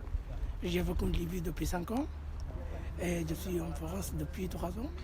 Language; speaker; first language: French; non-native, learner; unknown